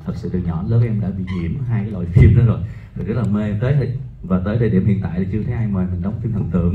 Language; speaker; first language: Vietnamese; native; Vietnamese